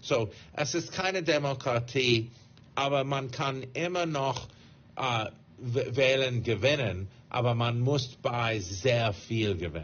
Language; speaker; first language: German; non-native, fluent; English